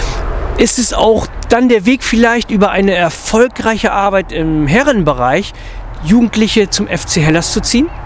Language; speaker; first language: German; native; German